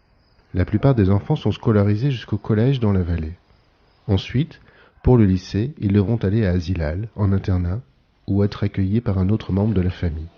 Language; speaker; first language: French; native; French